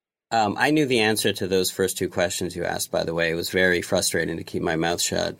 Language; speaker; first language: English; native; English